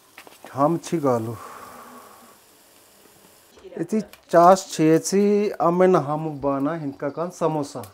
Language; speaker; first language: Armenian; non-native, learner; Hindi